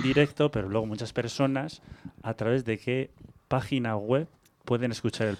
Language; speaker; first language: Spanish; native; Spanish